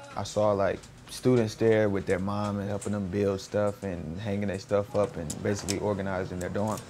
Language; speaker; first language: English; native; English